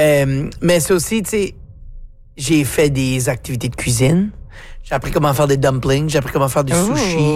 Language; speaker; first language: French; native; French